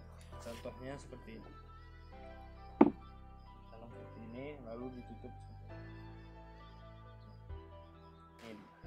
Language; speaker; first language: Indonesian; native; Indonesian